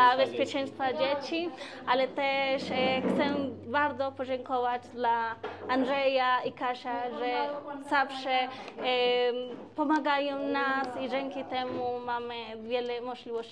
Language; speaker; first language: Polish; non-native, learner; Spanish